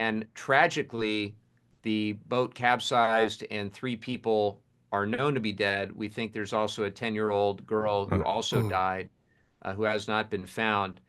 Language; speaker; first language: English; native; English